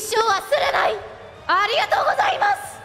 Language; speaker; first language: Japanese; non-native, learner; English